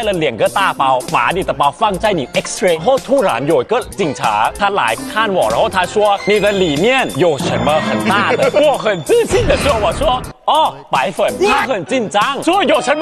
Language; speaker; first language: Chinese; non-native, fluent; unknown